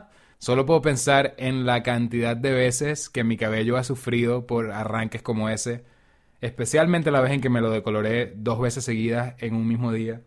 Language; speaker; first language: Spanish; native; Spanish